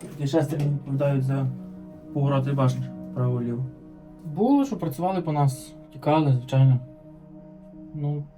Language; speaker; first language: Ukrainian; native; Ukrainian